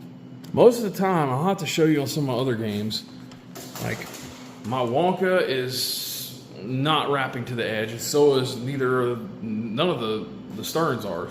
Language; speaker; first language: English; native; English